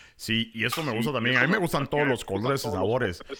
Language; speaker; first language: Spanish; native; Spanish